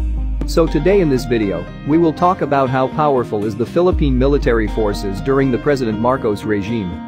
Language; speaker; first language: English; non-native, local second language; Filipino